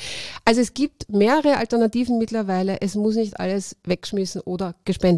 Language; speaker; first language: German; native; German